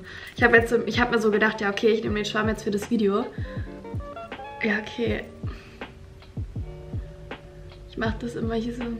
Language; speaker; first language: German; native; German